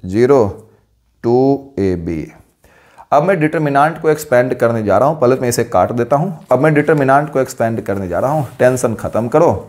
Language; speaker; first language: Hindi; native; Hindi